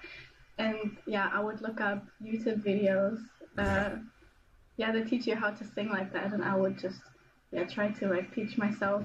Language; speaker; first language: English; non-native, fluent; German